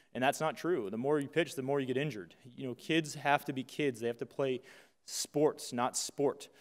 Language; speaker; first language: English; native; English